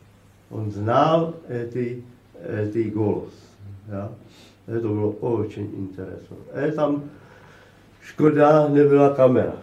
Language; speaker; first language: Russian; non-native, learner; Slovak